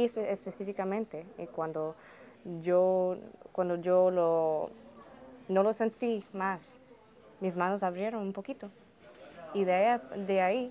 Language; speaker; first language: Spanish; early bilingual, heritage; Spanish